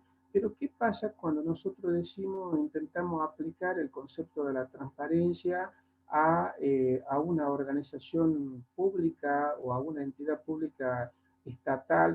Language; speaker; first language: Spanish; native; Spanish